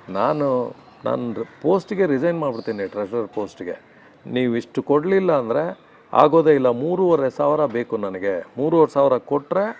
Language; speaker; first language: Kannada; native; Kannada